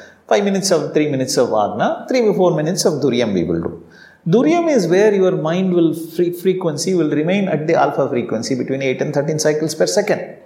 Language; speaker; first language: English; non-native, local second language; Tamil